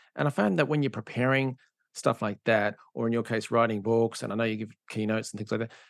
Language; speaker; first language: English; native; English